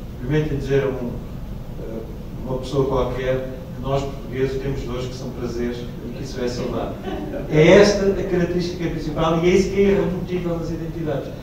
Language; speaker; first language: Portuguese; native; Portuguese